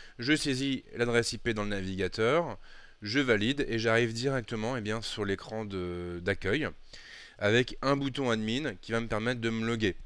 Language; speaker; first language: French; native; French